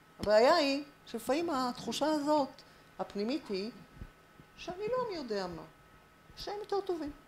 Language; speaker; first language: Hebrew; native; Hebrew